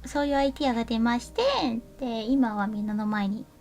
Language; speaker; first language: Japanese; non-native, learner; Chinese